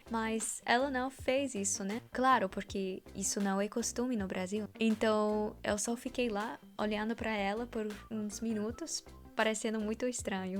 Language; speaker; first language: Portuguese; non-native, fluent; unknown